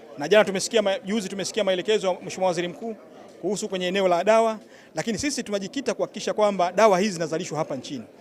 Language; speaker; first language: Swahili; native; Swahili